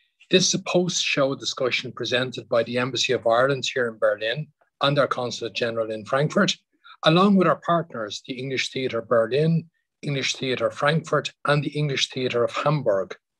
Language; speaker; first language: English; native; English